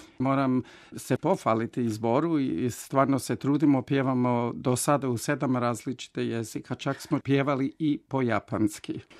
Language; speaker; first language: Croatian; early bilingual, heritage; Croatian